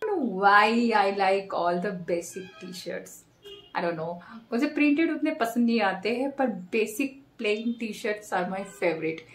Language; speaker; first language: Hindi; non-native, local second language; Bangla